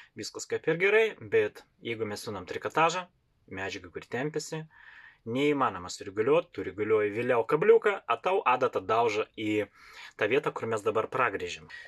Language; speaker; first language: Lithuanian; non-native, local second language; Russian